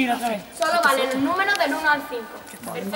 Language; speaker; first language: Spanish; native; Spanish